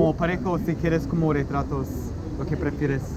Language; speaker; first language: Spanish; non-native, learner; English